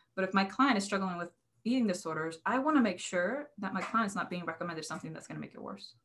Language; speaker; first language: English; non-native, fluent; Spanish